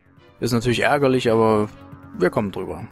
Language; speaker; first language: German; native; German